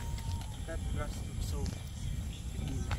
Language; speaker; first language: English; non-native, local second language; Filipino